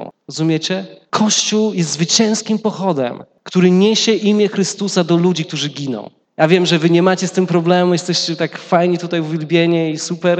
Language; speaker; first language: Polish; native; Polish